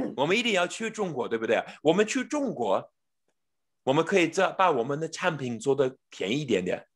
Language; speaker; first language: Chinese; non-native, fluent; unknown